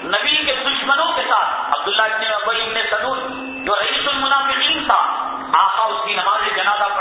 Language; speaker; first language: Urdu; native; Urdu